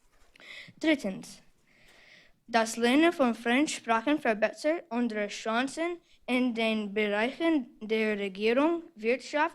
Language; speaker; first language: German; non-native, learner; English